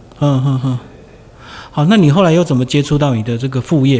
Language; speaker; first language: Chinese; native; Chinese